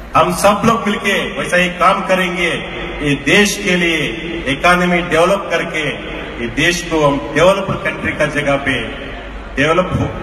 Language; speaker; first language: Hindi; non-native, local second language; Telugu